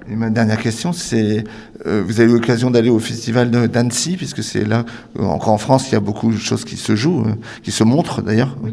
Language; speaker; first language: French; native; French